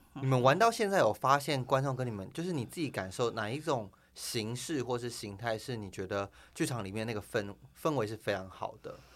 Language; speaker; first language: Chinese; native; Chinese